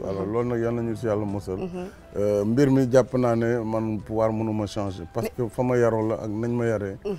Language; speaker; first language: Wolof; non-native, local second language; Fula